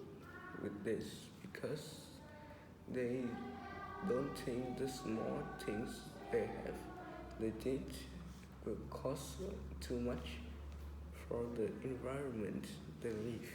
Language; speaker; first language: English; non-native, learner; Vietnamese